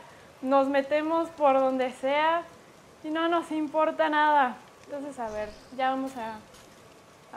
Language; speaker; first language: Spanish; native; Spanish